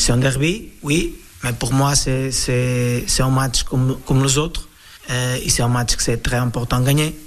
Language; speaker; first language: French; non-native, learner; Portuguese